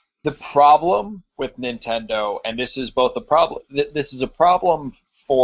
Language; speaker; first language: English; native; English